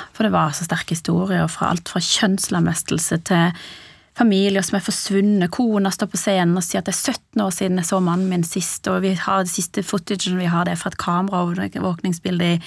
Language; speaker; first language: Norwegian; early bilingual, other home language; Persian